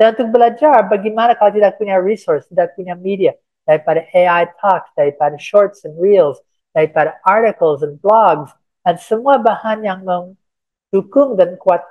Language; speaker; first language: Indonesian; non-native, fluent; English